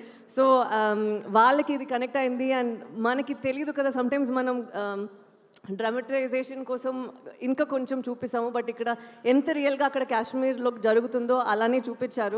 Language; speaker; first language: Telugu; non-native, local second language; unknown